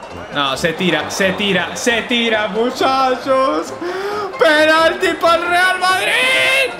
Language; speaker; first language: Spanish; native; Spanish